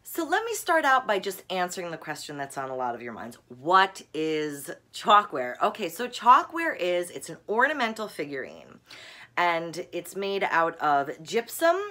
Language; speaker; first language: English; native; English